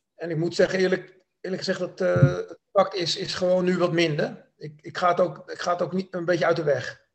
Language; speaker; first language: Dutch; native; Dutch